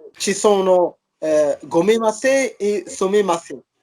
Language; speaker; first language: Italian; non-native, learner; Arabic